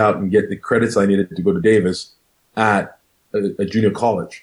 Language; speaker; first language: English; non-native, local second language; Krio